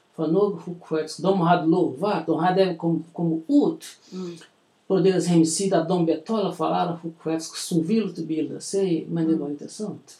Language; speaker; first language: Swedish; non-native, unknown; Portuguese